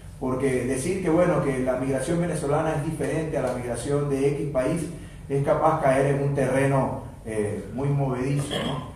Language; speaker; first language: Spanish; native; Spanish